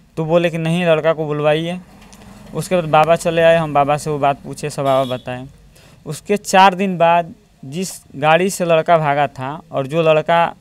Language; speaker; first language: Hindi; native; Hindi